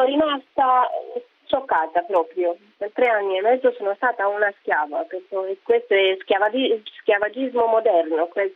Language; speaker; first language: Italian; non-native, fluent; Romanian